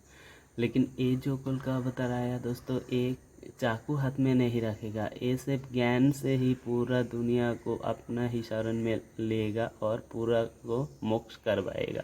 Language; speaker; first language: Hindi; non-native, local second language; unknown